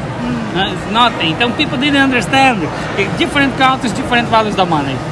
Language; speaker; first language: English; non-native, learner; Portuguese